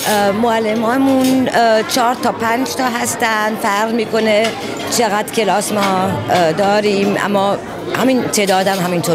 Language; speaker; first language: Persian; early bilingual, heritage; Persian